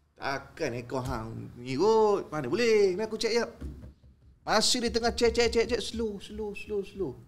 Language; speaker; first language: Malay; native; Malay